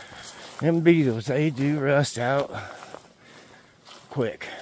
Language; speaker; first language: English; native; English